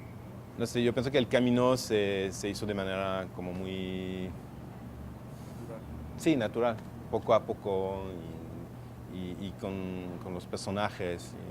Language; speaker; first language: Spanish; non-native, fluent; French